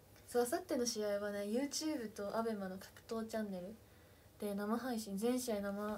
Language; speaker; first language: Japanese; native; Japanese